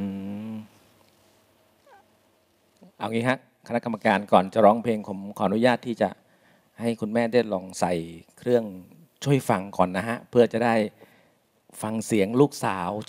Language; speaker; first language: Thai; native; Thai